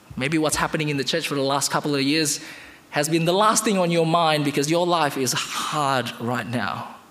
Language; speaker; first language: English; non-native, fluent; Indonesian